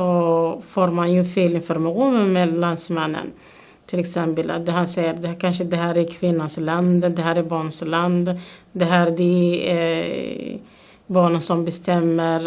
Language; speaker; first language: Swedish; non-native, fluent; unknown